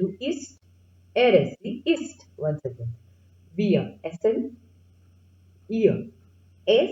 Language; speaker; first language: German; non-native, fluent; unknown